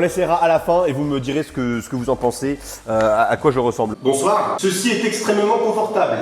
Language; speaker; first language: French; native; French